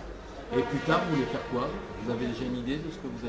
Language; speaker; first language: French; native; French